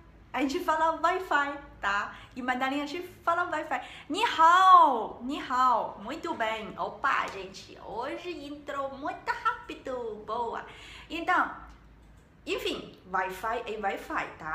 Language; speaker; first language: Portuguese; non-native, learner; Chinese